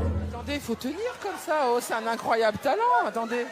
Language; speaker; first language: French; native; French